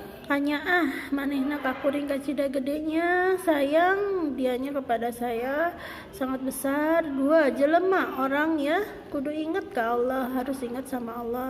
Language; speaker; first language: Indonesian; non-native, local second language; Sundanese